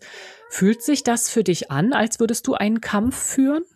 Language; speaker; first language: German; native; German